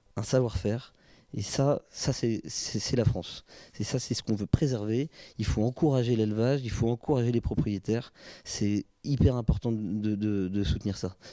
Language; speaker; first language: French; native; French